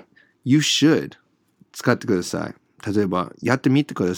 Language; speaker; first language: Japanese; non-native, fluent; English